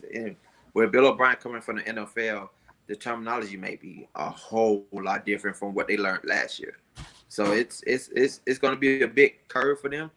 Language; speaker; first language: English; native; English